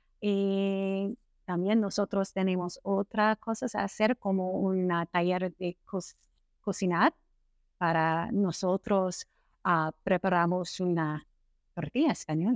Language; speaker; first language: Spanish; non-native, learner; English